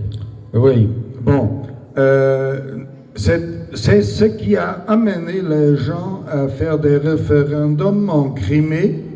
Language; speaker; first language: French; non-native, local second language; Luxembourgish